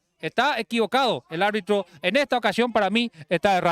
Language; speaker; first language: Spanish; native; Spanish